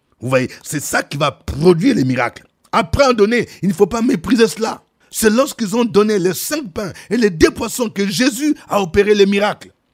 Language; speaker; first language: French; non-native, local second language; Lingala